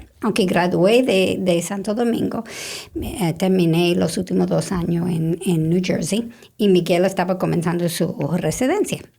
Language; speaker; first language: Spanish; non-native, fluent; English